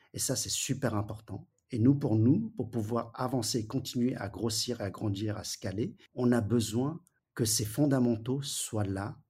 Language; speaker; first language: French; early bilingual, other home language; Wu Chinese